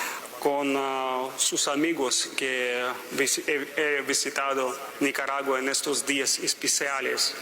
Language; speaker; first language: Spanish; non-native, fluent; Russian